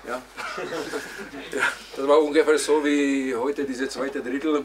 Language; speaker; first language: German; non-native, fluent; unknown